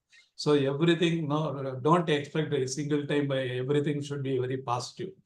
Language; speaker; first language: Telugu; non-native, local second language; Tamil